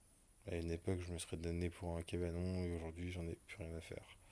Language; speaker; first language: French; native; French